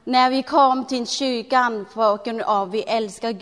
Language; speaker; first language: Swedish; non-native, learner; Thai